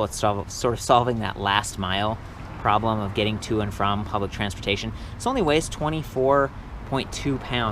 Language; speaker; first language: English; native; English